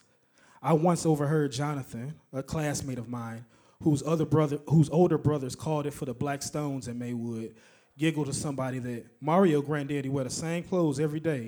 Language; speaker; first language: English; native; English